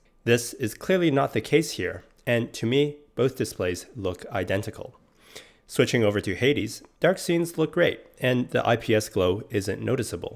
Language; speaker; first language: English; native; English